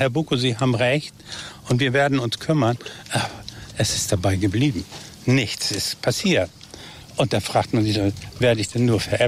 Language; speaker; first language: German; native; German